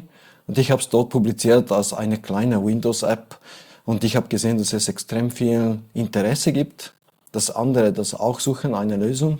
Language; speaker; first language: German; non-native, fluent; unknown